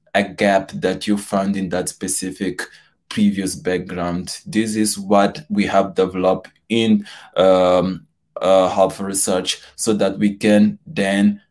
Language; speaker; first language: English; non-native, fluent; Portuguese